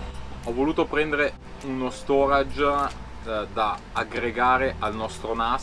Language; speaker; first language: Italian; native; Italian